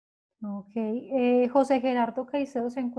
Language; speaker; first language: Spanish; native; Spanish